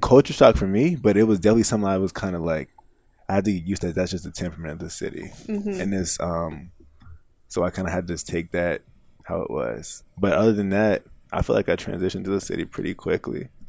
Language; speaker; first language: English; native; English